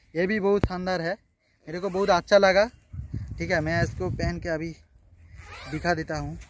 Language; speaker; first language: Hindi; non-native, local second language; Bangla